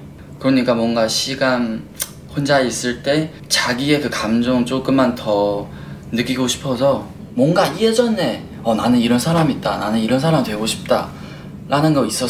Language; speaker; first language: Korean; non-native, fluent; Chinese